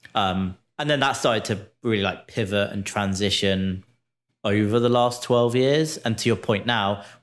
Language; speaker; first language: English; native; English